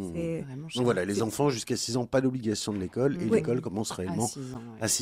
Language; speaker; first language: French; native; French